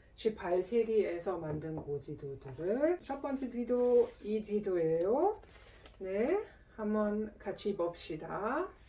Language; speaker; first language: Korean; non-native, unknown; German